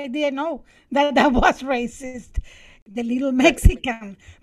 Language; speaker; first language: English; non-native, fluent; Spanish